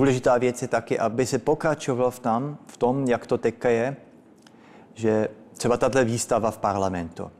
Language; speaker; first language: Czech; early bilingual, heritage; Czech